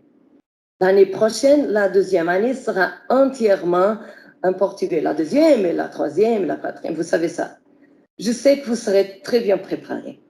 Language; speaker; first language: French; non-native, fluent; Portuguese